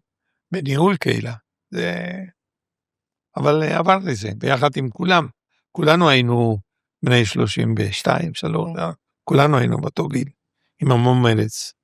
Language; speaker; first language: Hebrew; non-native, fluent; Spanish